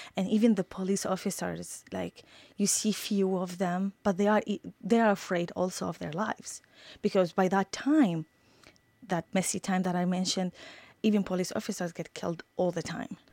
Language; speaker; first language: English; non-native, fluent; Arabic